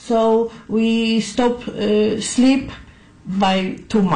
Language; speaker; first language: English; non-native, learner; Polish